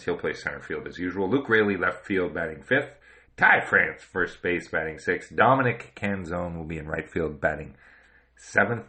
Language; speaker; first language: English; native; English